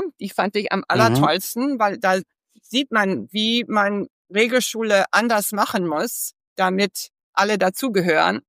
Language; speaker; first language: German; early bilingual, heritage; English